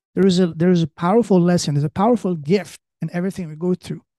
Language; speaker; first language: English; early bilingual, other home language; French